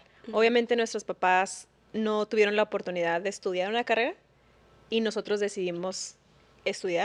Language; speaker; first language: Spanish; native; Spanish